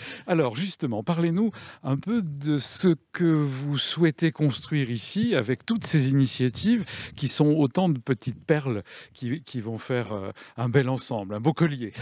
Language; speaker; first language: French; native; French